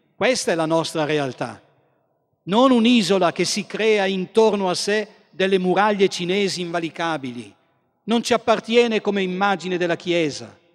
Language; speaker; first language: Italian; native; Italian